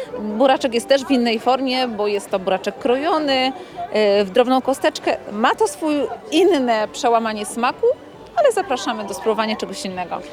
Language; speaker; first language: Polish; native; Polish